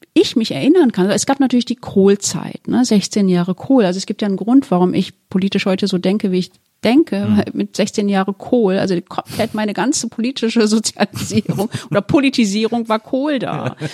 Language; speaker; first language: German; early bilingual, other home language; Turkish